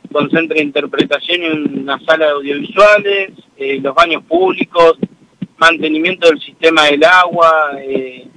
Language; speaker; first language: Spanish; native; Spanish